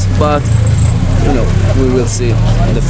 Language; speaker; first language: English; non-native, fluent; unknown